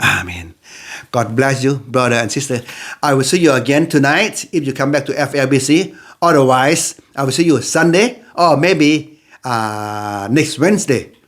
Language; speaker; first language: English; non-native, learner; Lao